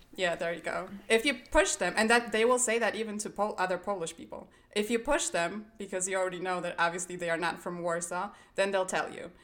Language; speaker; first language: English; non-native, fluent; Polish